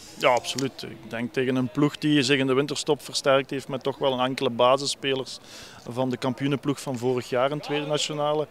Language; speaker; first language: Dutch; native; Dutch